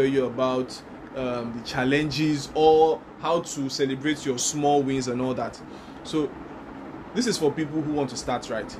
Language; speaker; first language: English; non-native, local second language; Yoruba